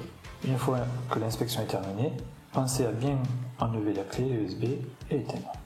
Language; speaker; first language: French; native; French